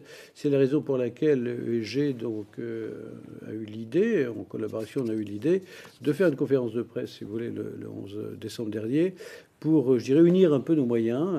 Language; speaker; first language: French; native; French